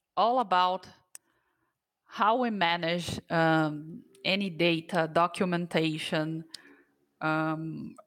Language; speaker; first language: English; non-native, fluent; Portuguese